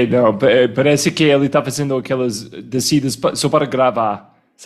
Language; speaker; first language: Portuguese; non-native, fluent; English